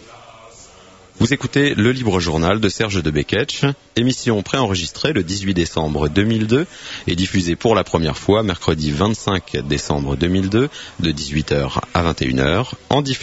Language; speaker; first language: French; native; French